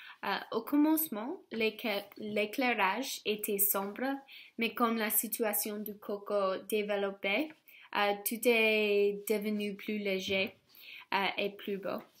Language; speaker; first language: French; non-native, learner; English